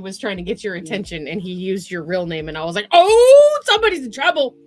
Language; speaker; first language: English; native; English